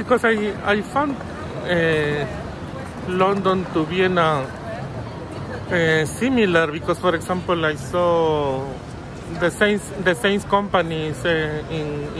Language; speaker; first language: English; non-native, learner; Spanish